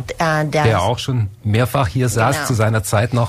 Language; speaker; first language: German; native; German